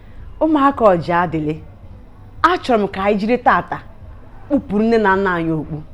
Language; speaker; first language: Igbo; native; Igbo